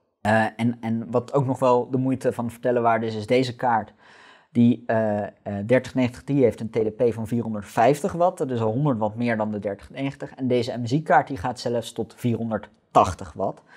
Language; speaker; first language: Dutch; native; Dutch